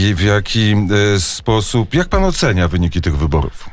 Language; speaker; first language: Polish; native; Polish